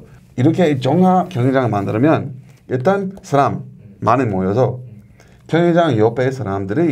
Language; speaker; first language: Korean; non-native, learner; English